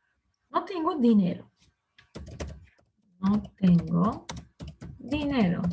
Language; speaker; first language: Spanish; non-native, fluent; Turkish